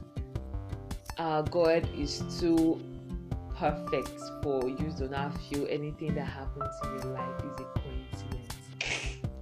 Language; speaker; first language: English; non-native, local second language; Igbo